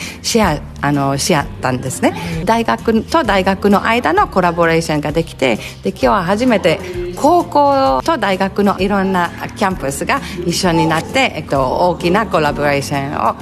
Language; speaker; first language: Japanese; non-native, fluent; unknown